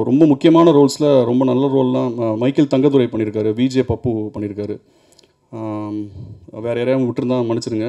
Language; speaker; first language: Tamil; native; Tamil